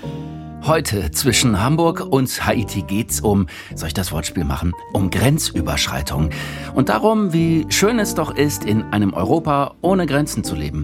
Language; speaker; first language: German; native; German